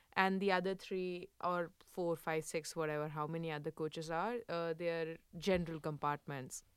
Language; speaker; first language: English; non-native, local second language; Hindi